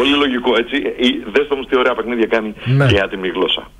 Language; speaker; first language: Greek; native; Greek